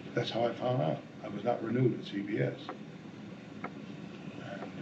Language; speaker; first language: English; native; English